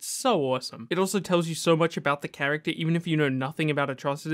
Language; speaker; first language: English; native; English